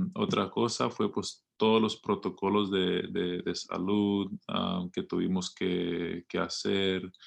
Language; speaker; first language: Spanish; early bilingual, heritage; Spanish